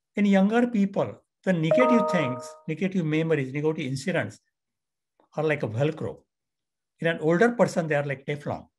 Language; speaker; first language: English; non-native, local second language; Marathi